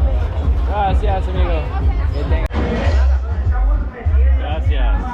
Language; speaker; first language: Spanish; non-native, learner; English